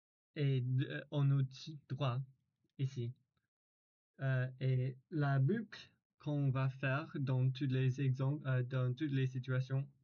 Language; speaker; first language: French; non-native, learner; English